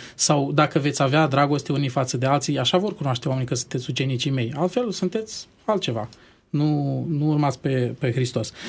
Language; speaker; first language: Romanian; native; Romanian